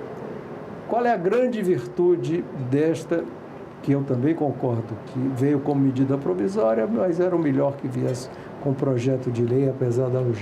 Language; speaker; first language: Portuguese; native; Portuguese